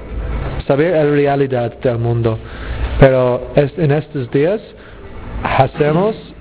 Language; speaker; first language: Spanish; non-native, learner; English